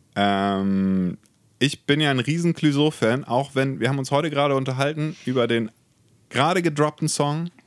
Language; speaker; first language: German; native; German